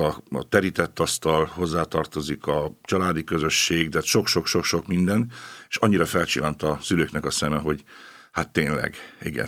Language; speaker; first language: Hungarian; native; Hungarian